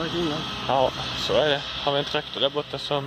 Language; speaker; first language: Swedish; native; Swedish